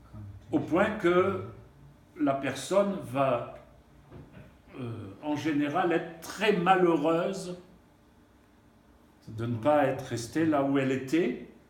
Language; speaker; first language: French; native; French